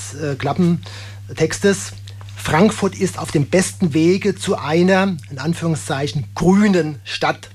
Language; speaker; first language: German; native; German